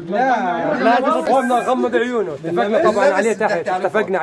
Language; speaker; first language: Arabic; native; Arabic